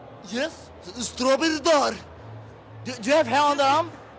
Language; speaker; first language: English; non-native, learner; Danish